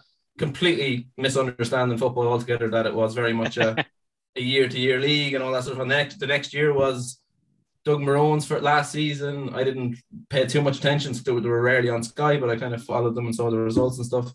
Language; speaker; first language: English; native; English